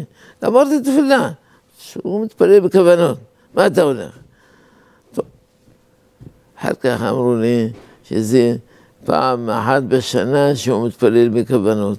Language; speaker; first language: Hebrew; non-native, fluent; Arabic